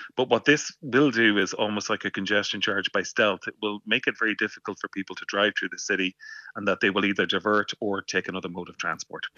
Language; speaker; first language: English; native; English